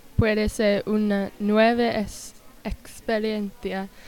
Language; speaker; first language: Spanish; non-native, learner; English